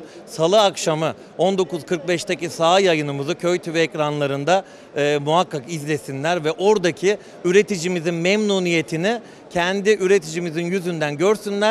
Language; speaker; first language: Turkish; native; Turkish